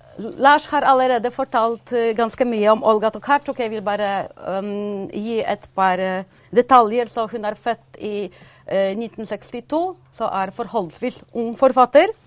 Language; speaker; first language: Norwegian; non-native, fluent; Polish